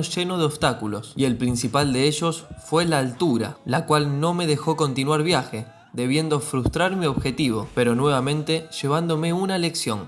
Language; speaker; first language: Spanish; native; Spanish